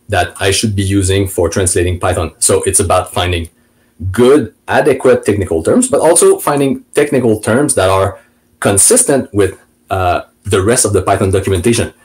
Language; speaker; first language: English; non-native, fluent; French